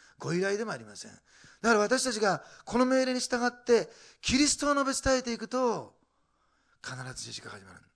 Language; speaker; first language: Japanese; native; Japanese